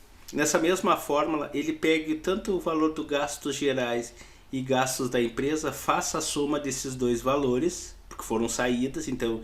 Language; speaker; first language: Portuguese; native; Portuguese